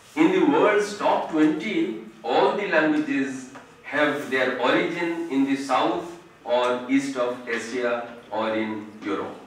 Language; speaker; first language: English; non-native, local second language; Odia